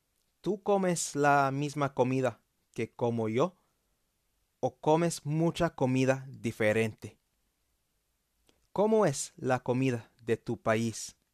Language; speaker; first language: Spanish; non-native, fluent; English